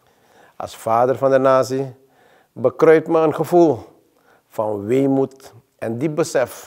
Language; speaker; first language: Dutch; native; Dutch